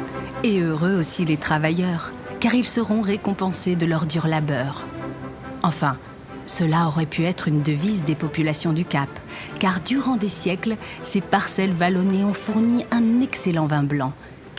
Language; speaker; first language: French; native; French